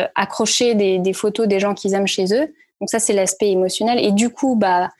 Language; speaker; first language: French; native; French